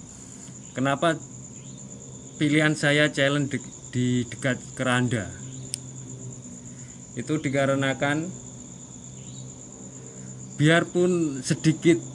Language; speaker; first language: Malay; non-native, local second language; Javanese